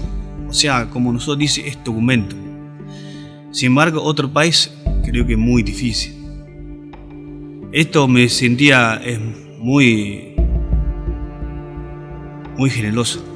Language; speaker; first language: Spanish; non-native, learner; Chinese